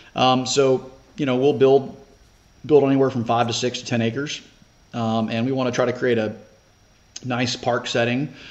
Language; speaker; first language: English; native; English